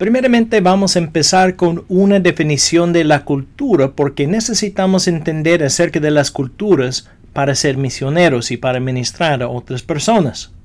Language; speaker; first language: Spanish; non-native, fluent; English